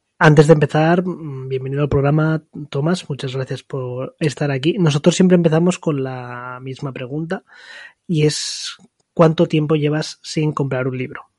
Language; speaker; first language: Spanish; non-native, local second language; Catalan